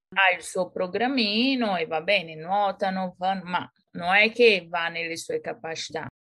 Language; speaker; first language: Italian; non-native, fluent; Portuguese